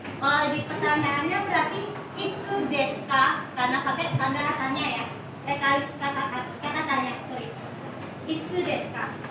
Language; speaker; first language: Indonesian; native; Indonesian